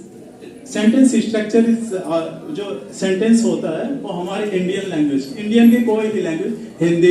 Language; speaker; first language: Hindi; native; Hindi